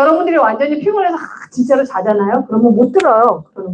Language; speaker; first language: Korean; native; Korean